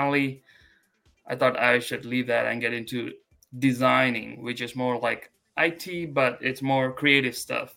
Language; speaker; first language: English; non-native, local second language; Malayalam